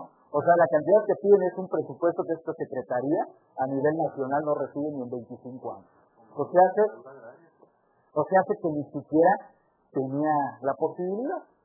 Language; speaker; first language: Spanish; native; Spanish